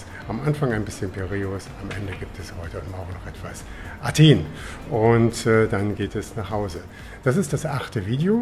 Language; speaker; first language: German; native; German